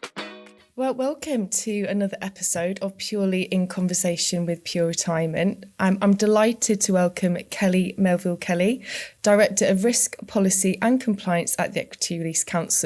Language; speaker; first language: English; native; English